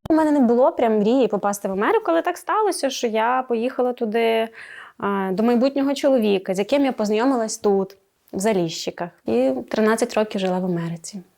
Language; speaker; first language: Ukrainian; native; Ukrainian